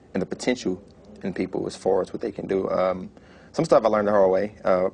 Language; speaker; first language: English; native; English